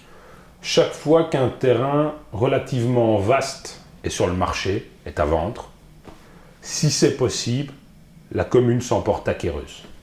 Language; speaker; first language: French; native; French